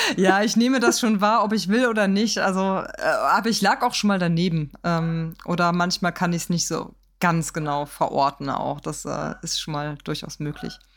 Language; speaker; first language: German; native; German